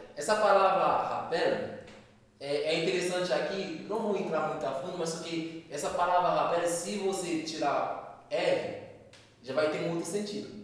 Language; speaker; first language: Portuguese; non-native, fluent; Haitian Creole